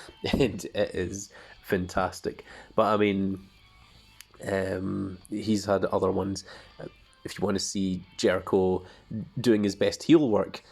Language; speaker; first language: English; native; English